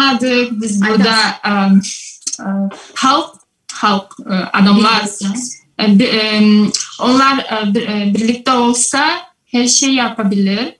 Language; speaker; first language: Turkish; non-native, learner; Kumyk